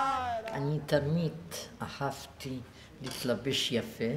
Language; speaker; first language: Hebrew; non-native, fluent; Yiddish